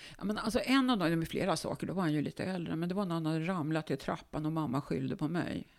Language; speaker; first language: Swedish; native; Swedish